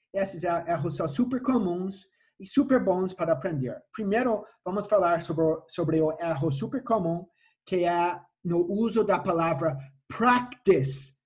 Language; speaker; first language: Portuguese; non-native, fluent; English